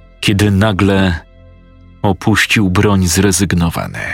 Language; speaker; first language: Polish; native; Polish